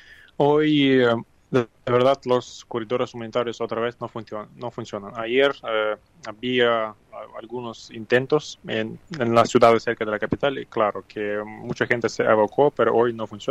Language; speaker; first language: Spanish; non-native, fluent; Ukrainian